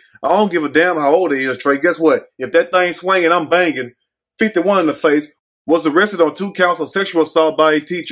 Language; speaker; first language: English; native; English